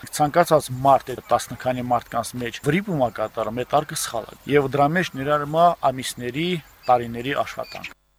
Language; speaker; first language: Armenian; native; Armenian